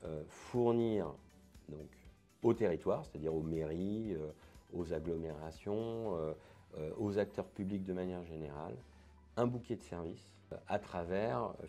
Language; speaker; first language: French; native; French